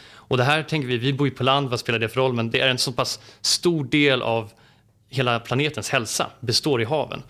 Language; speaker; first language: Swedish; native; Swedish